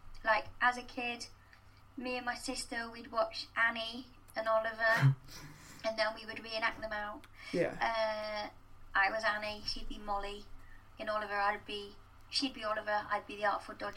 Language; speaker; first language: English; native; English